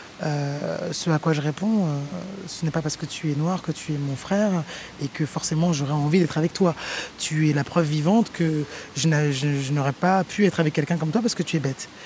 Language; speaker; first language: French; native; French